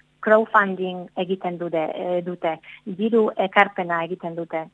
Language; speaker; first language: Basque; non-native, learner; Polish